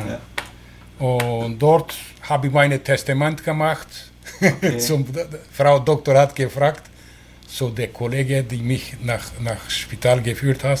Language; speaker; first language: German; non-native, learner; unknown